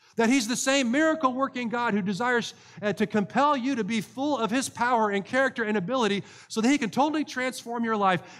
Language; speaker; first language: English; native; English